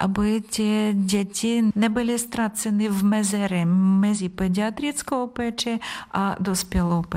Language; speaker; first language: Czech; non-native, learner; Ukrainian